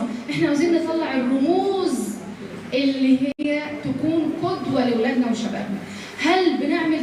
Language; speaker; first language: Arabic; native; Arabic